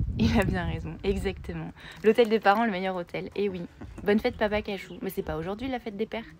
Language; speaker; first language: French; native; French